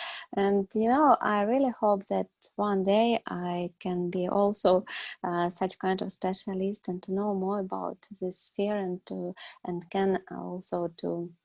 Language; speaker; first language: English; non-native, learner; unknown